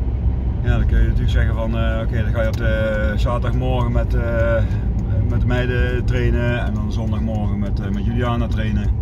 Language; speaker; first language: Dutch; native; Dutch